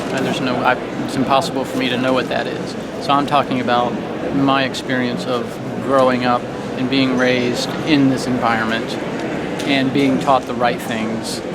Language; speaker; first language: English; non-native, fluent; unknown